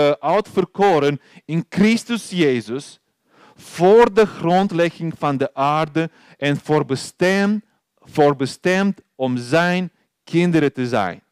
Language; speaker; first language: Dutch; non-native, learner; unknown